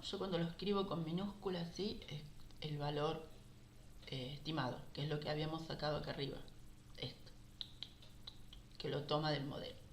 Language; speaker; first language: Spanish; native; Spanish